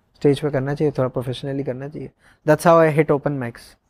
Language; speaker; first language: Hindi; non-native, local second language; Odia